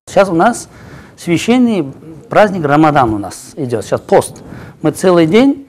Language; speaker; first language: Russian; non-native, local second language; Uzbek